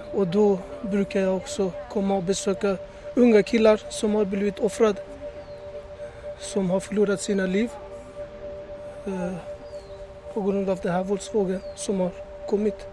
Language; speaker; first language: Swedish; early bilingual, other home language; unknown